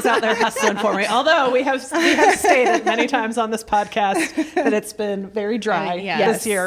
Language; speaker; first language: English; native; English